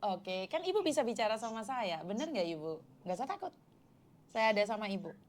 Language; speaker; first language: Indonesian; non-native, local second language; Javanese